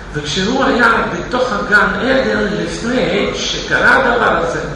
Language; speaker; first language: Hebrew; non-native, fluent; Russian